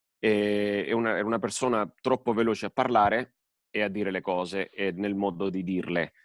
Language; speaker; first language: Italian; early bilingual, heritage; Spanish